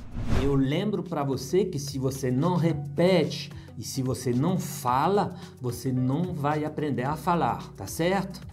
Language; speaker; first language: Portuguese; non-native, fluent; French